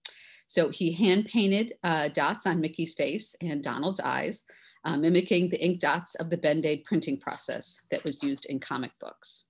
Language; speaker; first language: English; native; English